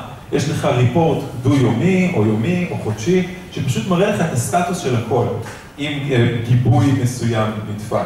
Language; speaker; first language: Hebrew; native; Hebrew